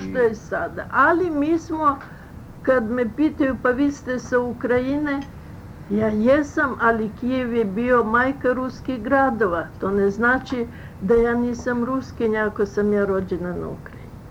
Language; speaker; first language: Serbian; early bilingual, other home language; Russian